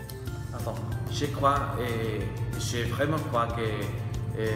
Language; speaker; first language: French; non-native, learner; Spanish